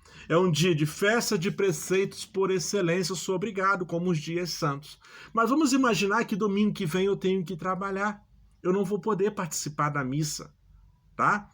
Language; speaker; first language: Portuguese; native; Portuguese